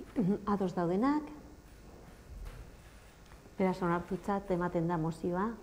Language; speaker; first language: Basque; native; Basque